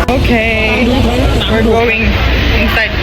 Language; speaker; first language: English; non-native, local second language; Filipino